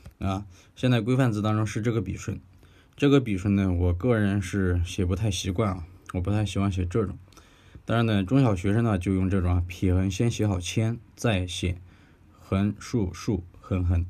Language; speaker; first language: Chinese; native; Chinese